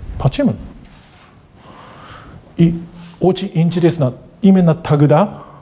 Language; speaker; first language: Russian; non-native, fluent; Japanese